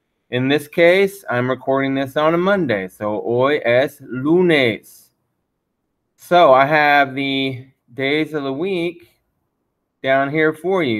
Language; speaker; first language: English; native; English